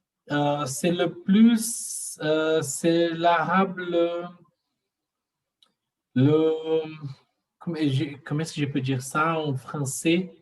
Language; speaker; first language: French; non-native, learner; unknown